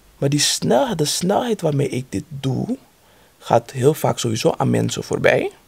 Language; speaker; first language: Dutch; native; Dutch